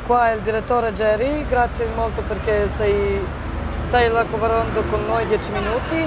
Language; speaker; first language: Italian; non-native, learner; Serbian